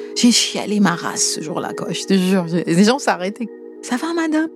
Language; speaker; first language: French; native; French